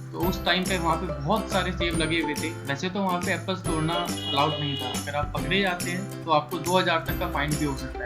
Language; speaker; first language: Hindi; native; Hindi